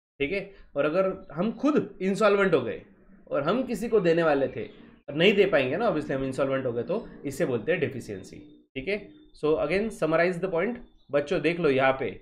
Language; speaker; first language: Hindi; non-native, local second language; Marathi